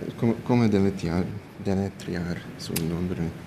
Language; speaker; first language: Spanish; early bilingual, heritage; English